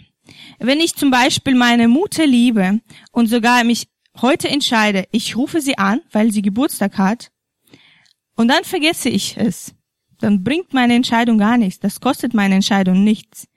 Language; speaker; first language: German; non-native, fluent; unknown